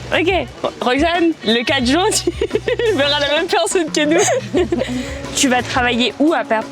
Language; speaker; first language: French; native; French